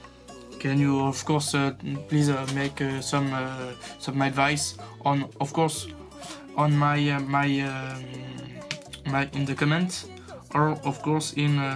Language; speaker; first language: English; non-native, learner; French